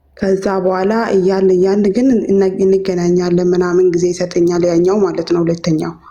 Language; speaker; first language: Amharic; non-native, local second language; Oromo